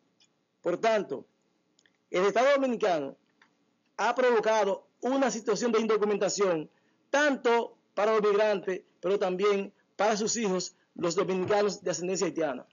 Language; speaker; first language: Spanish; native; Spanish